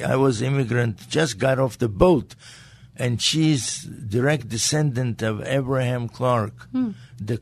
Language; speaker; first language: English; non-native, fluent; Latvian